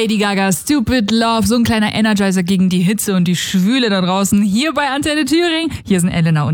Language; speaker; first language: German; native; German